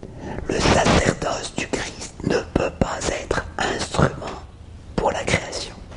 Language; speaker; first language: French; native; French